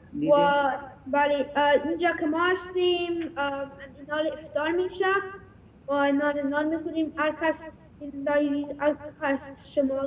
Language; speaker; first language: Persian; early bilingual, heritage; Persian